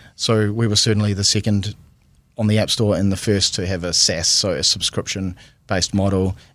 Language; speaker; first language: English; native; English